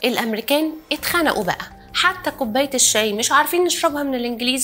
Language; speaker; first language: Arabic; native; Arabic